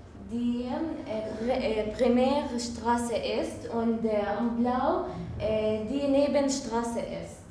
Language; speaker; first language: German; non-native, learner; Arabic